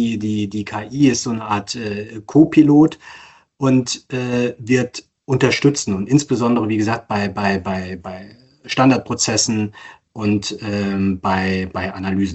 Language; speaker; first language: German; native; German